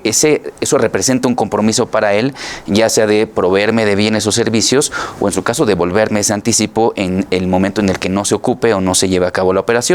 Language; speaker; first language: Spanish; native; Spanish